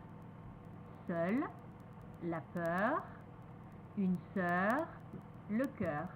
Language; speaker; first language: French; native; French